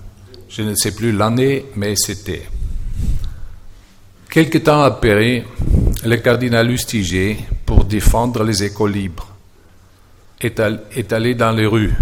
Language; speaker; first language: French; non-native, fluent; German